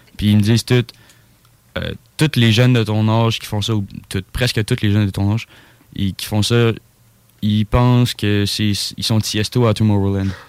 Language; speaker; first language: French; native; French